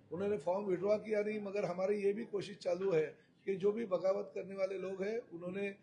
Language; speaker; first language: Hindi; non-native, local second language; Marathi